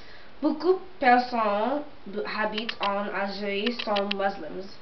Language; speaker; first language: French; non-native, learner; English